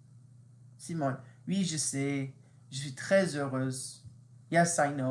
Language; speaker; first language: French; non-native, fluent; English